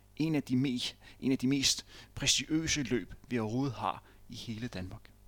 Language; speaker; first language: Danish; native; Danish